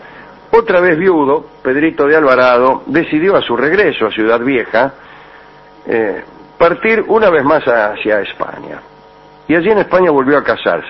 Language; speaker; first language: Spanish; native; Spanish